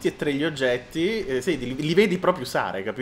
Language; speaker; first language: Italian; native; Italian